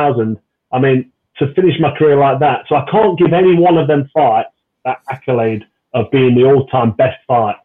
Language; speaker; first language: English; native; English